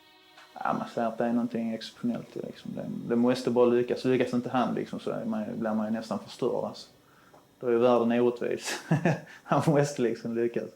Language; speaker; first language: Swedish; native; Swedish